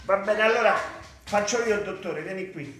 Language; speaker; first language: Italian; native; Italian